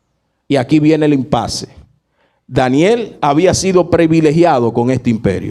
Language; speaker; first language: Spanish; native; Spanish